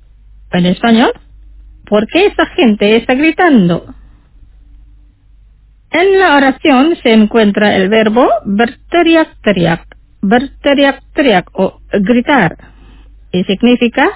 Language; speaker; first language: Spanish; non-native, fluent; Indonesian